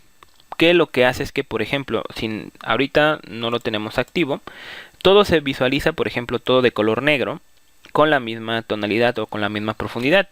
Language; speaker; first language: Spanish; native; Spanish